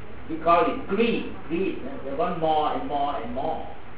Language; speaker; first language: English; non-native, fluent; Thai